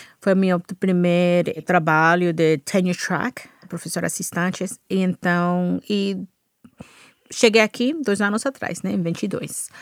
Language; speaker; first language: Portuguese; non-native, fluent; English